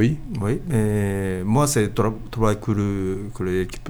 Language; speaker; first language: French; non-native, learner; Japanese